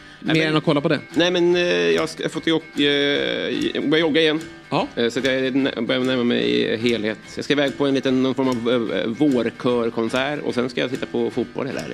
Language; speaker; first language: Swedish; native; Swedish